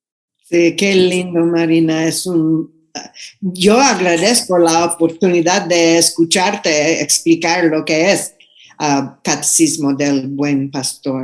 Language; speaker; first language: Spanish; non-native, fluent; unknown